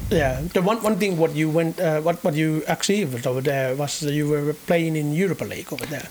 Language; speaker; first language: English; non-native, fluent; Finnish